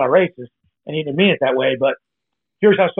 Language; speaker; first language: English; native; English